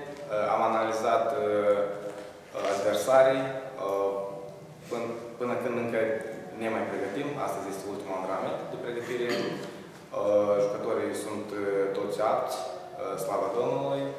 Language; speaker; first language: Romanian; native; Romanian